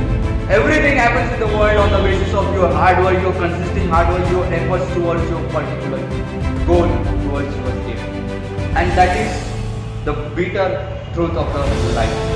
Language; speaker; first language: English; non-native, local second language; Marathi